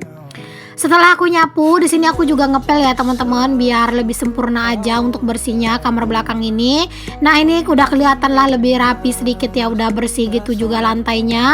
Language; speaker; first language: Indonesian; native; Indonesian